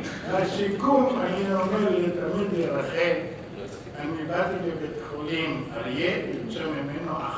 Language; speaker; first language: Hebrew; non-native, fluent; Arabic